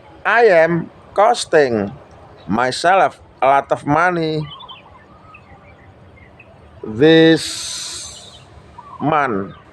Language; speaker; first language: English; non-native, learner; Indonesian